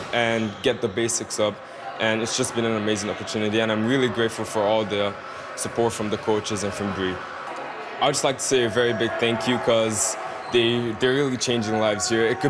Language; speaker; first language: English; non-native, local second language; Yoruba